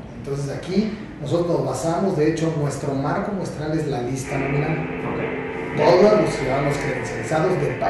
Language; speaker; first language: Spanish; native; Spanish